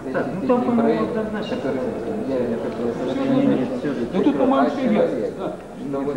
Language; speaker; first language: Russian; native; Russian